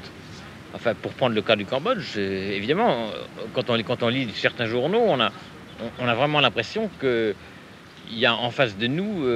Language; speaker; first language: French; native; French